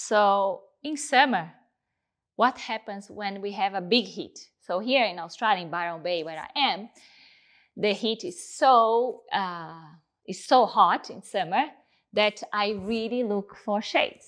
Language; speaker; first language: English; non-native, fluent; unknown